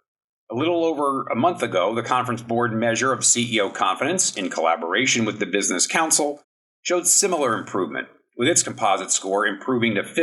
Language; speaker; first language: English; native; English